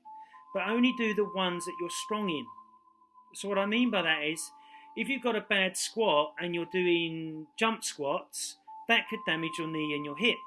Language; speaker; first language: English; native; English